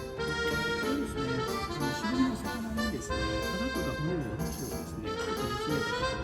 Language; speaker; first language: Japanese; native; Japanese